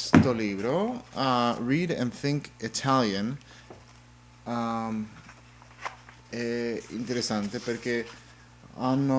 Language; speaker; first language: Italian; non-native, learner; English